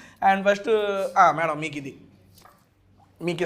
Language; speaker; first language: Telugu; native; Telugu